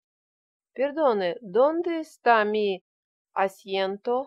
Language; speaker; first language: Spanish; non-native, learner; Russian